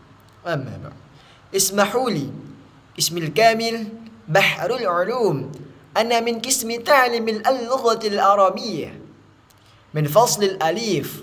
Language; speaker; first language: Arabic; non-native, learner; Indonesian